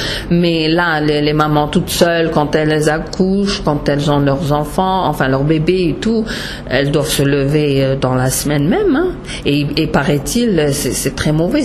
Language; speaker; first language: French; non-native, local second language; Arabic